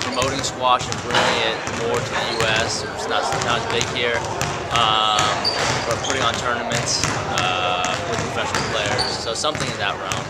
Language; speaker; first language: English; native; English